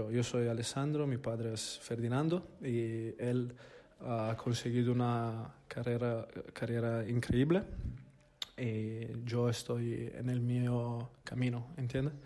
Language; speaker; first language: Spanish; non-native, learner; Italian